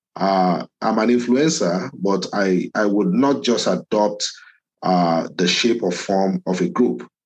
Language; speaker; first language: English; non-native, local second language; Yoruba